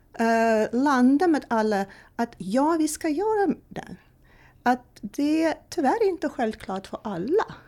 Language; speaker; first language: Swedish; non-native, fluent; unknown